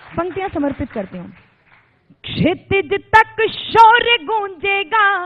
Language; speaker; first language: Hindi; native; Hindi